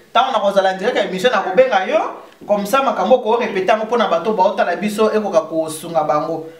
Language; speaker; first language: Lingala; native; Lingala